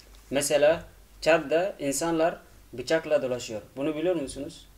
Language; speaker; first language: Turkish; non-native, fluent; Arabic